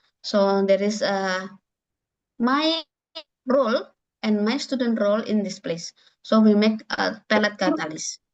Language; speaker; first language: English; non-native, learner; Indonesian